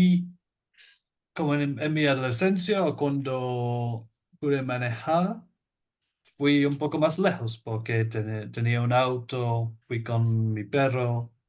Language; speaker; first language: Spanish; non-native, fluent; English